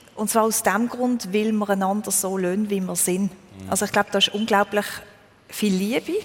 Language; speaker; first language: German; native; German